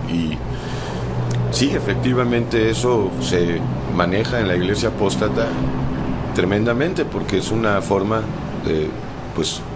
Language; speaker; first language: Spanish; native; Spanish